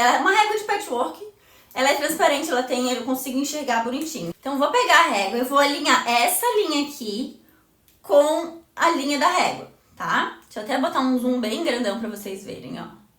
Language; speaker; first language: Portuguese; native; Portuguese